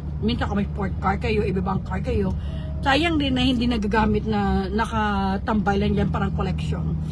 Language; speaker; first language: Filipino; native; Filipino